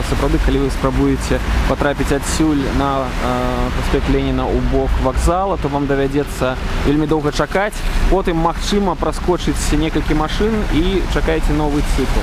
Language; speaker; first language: Belarusian; non-native, local second language; Russian